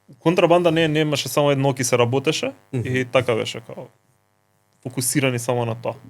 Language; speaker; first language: Macedonian; native; Macedonian